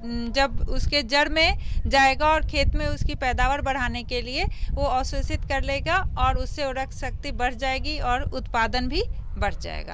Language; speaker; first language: Hindi; native; Hindi